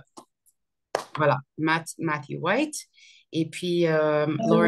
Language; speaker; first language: French; early bilingual, other home language; Arabic